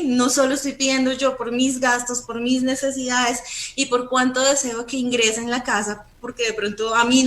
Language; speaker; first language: Spanish; native; Spanish